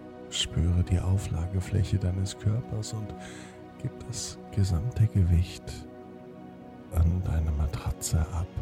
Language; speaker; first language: German; native; German